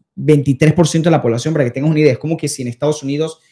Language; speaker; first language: Spanish; native; Spanish